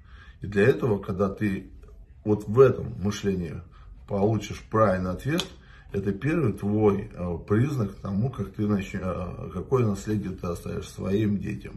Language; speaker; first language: Russian; native; Russian